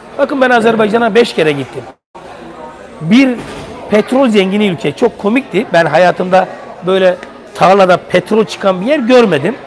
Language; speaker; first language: Turkish; native; Turkish